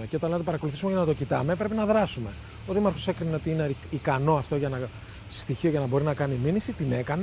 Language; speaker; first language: Greek; native; Greek